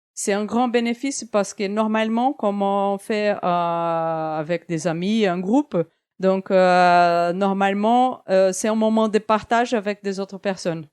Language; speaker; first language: French; non-native, fluent; Portuguese